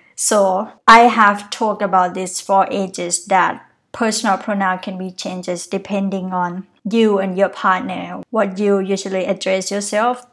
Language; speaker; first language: English; non-native, fluent; Thai